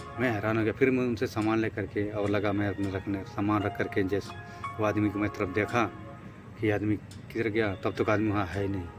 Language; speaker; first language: Hindi; native; Hindi